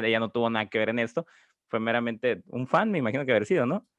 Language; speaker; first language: Spanish; native; Spanish